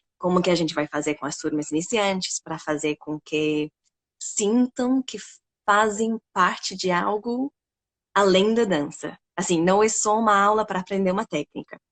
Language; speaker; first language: Portuguese; non-native, fluent; English